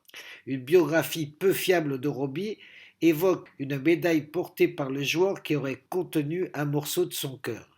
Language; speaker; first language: French; native; French